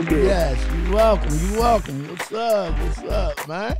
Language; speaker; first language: English; native; English